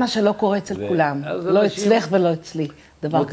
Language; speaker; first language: Hebrew; native; Hebrew